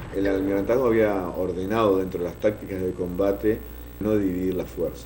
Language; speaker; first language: Spanish; native; Spanish